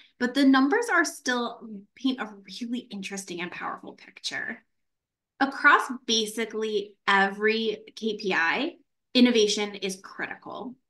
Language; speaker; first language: English; native; English